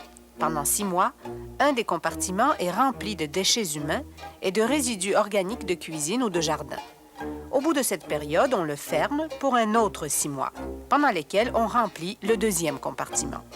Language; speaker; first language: French; native; French